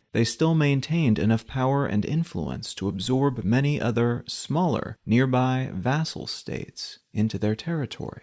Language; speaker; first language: English; native; English